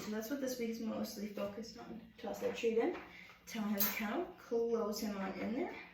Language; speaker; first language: English; native; English